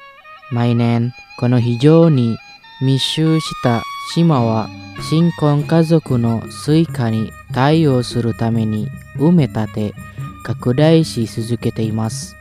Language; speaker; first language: Japanese; non-native, fluent; Indonesian